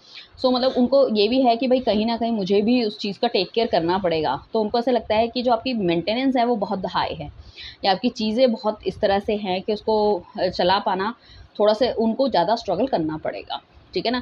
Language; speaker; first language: Hindi; native; Hindi